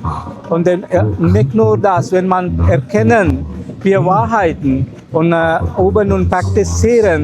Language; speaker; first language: German; non-native, learner; Sinhala